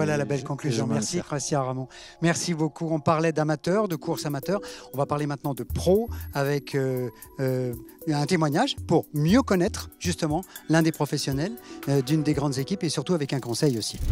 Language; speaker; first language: French; native; French